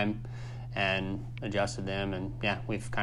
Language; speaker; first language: English; native; English